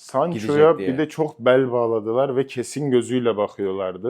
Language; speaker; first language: Turkish; native; Turkish